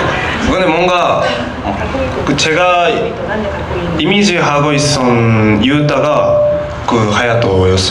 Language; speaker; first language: Korean; non-native, learner; Japanese